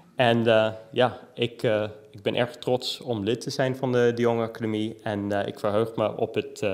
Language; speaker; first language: Dutch; non-native, fluent; English